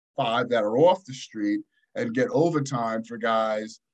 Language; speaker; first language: English; native; English